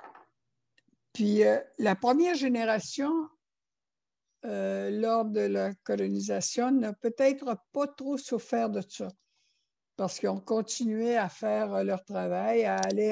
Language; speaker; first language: French; non-native, local second language; Innu-aimun